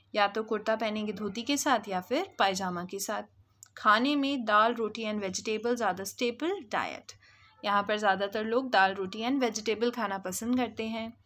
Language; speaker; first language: Hindi; native; Hindi